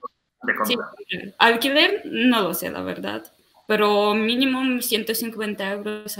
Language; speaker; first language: Spanish; non-native, fluent; Russian